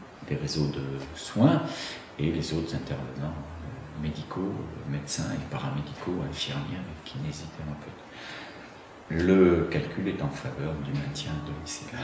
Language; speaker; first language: French; native; French